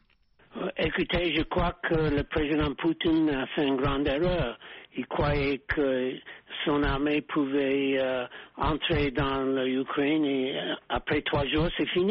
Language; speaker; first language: French; non-native, fluent; English